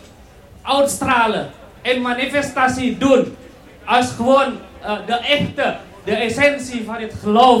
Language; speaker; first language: Dutch; non-native, fluent; Indonesian